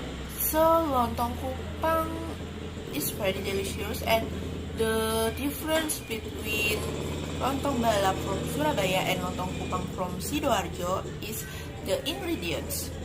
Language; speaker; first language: English; non-native, learner; Indonesian